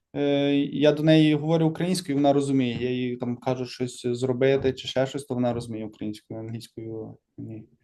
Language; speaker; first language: Ukrainian; native; Ukrainian